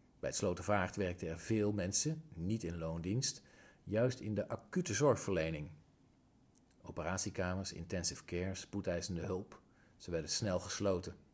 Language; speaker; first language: Dutch; native; Dutch